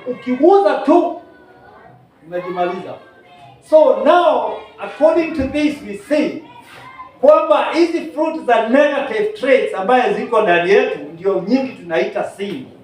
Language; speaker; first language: Swahili; non-native, local second language; Kikuyu